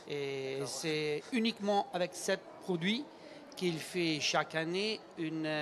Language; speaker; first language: French; non-native, learner; Italian